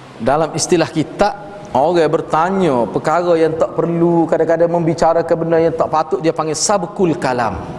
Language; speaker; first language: Malay; native; Malay